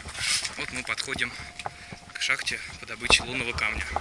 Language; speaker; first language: Russian; native; Russian